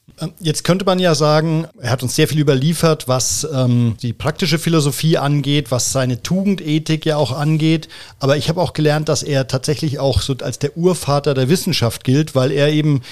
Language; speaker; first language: German; native; German